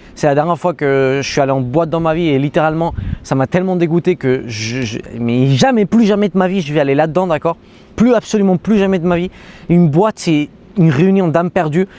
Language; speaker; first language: French; native; French